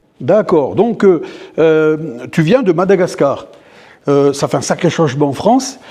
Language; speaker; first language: French; native; French